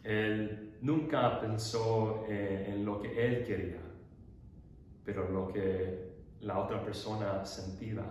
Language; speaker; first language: Spanish; non-native, learner; English